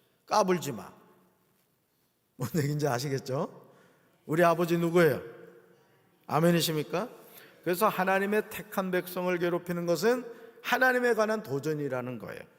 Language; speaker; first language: Korean; native; Korean